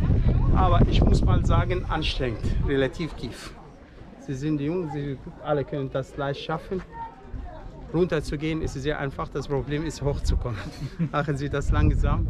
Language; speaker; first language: German; non-native, fluent; Arabic